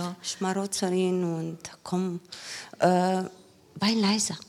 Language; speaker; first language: German; non-native, learner; Romanian